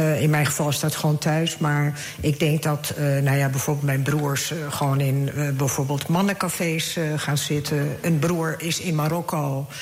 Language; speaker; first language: Dutch; early bilingual, other home language; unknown